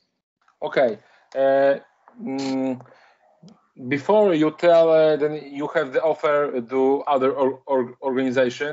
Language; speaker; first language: English; non-native, learner; Polish